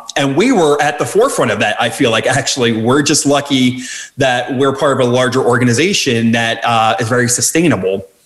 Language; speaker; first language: English; native; English